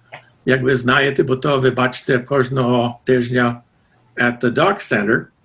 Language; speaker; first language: Ukrainian; early bilingual, heritage; Ukrainian